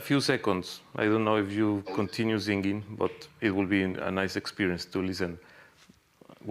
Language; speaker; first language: English; non-native, fluent; Spanish